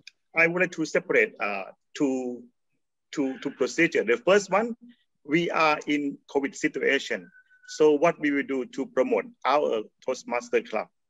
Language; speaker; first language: English; non-native, learner; Thai